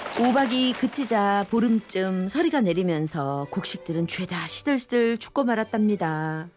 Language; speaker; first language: Korean; native; Korean